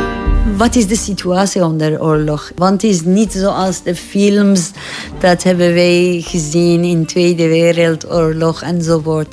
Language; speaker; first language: Dutch; non-native, fluent; Persian